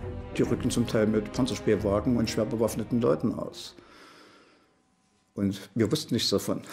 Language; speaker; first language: German; native; German